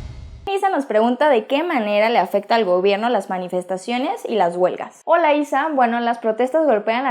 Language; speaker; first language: Spanish; native; Spanish